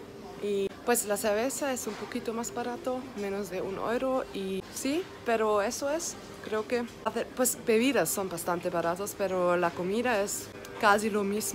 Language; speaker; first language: Spanish; non-native, learner; German